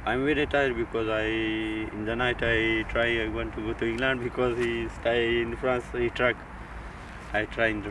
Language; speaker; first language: English; non-native, learner; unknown